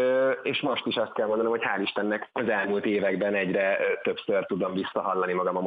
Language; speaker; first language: Hungarian; native; Hungarian